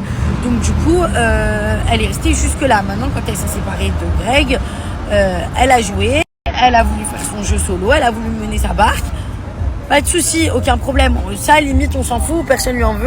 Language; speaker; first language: French; native; French